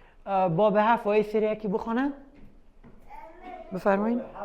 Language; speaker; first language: Persian; native; Persian